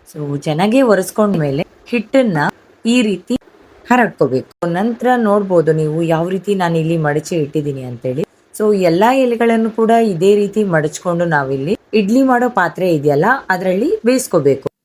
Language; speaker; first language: Kannada; non-native, local second language; Tulu